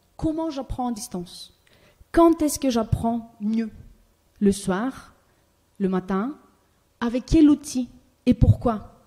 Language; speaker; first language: French; non-native, fluent; Greek